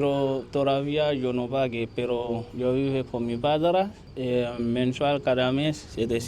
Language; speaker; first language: Spanish; non-native, learner; Haitian Creole